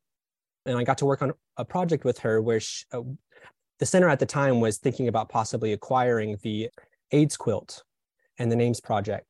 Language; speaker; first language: English; native; English